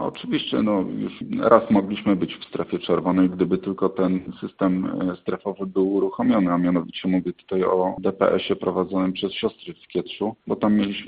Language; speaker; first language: Polish; native; Polish